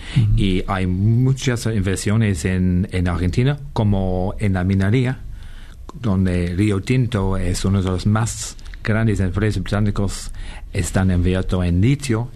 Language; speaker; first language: Spanish; non-native, fluent; English